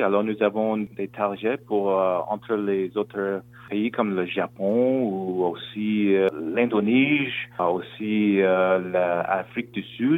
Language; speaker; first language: French; non-native, local second language; English